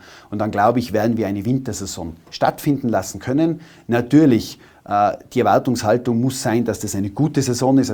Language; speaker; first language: German; native; German